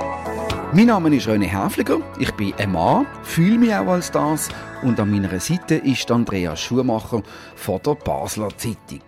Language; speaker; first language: German; native; German